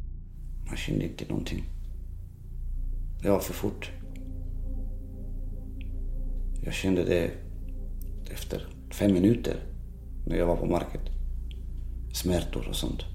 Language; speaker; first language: Swedish; early bilingual, other home language; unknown